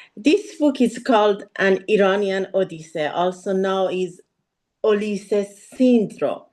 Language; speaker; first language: English; non-native, learner; Persian